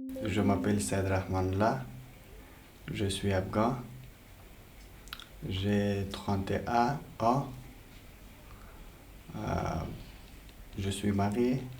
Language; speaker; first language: French; non-native, learner; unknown